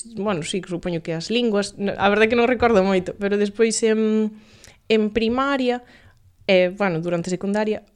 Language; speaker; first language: Galician; native; Galician